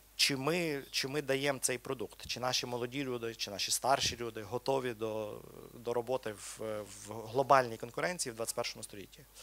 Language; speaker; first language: Ukrainian; native; Ukrainian